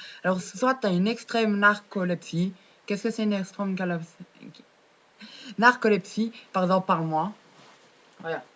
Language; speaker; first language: French; native; French